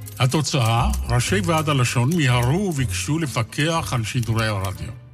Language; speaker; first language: Hebrew; native; Hebrew